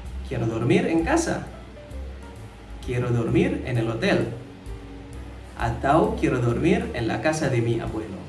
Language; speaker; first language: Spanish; non-native, fluent; Indonesian